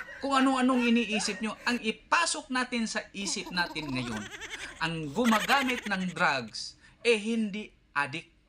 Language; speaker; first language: Filipino; non-native, local second language; Cebuano